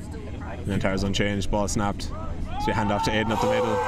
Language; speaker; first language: English; native; English